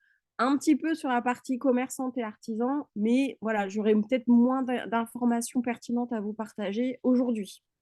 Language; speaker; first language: French; native; French